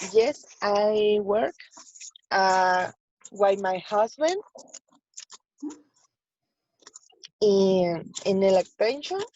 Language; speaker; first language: English; non-native, learner; Spanish